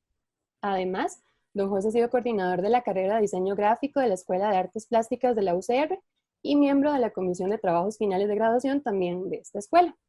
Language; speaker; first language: Spanish; native; Spanish